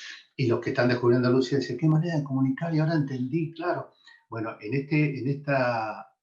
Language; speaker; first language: Spanish; native; Spanish